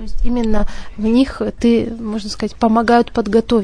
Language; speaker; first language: Russian; native; Russian